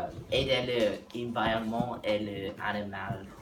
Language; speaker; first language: French; non-native, learner; English